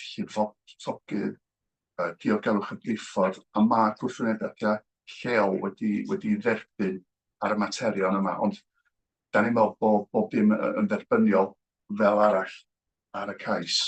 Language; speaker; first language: Welsh; native; Welsh